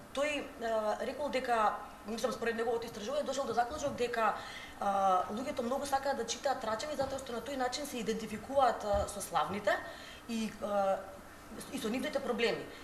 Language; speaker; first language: Macedonian; native; Macedonian